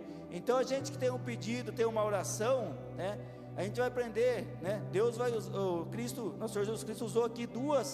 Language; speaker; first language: Portuguese; native; Portuguese